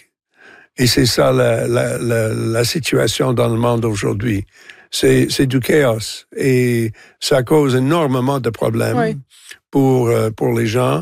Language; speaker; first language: French; non-native, local second language; English